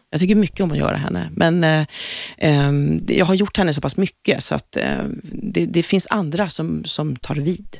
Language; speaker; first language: Swedish; native; Swedish